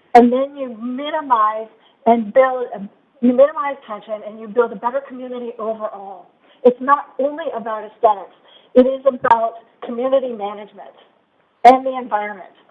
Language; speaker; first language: English; native; English